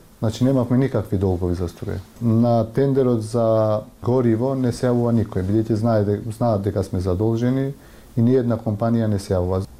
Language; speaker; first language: Macedonian; non-native, local second language; Albanian